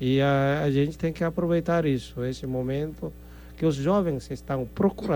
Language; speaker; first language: Portuguese; non-native, fluent; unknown